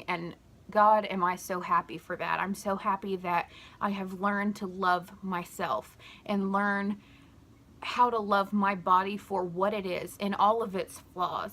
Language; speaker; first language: English; native; English